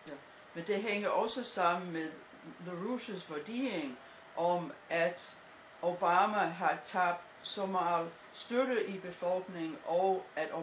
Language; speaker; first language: Danish; non-native, fluent; English